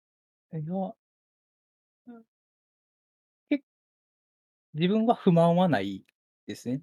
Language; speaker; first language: Japanese; native; Japanese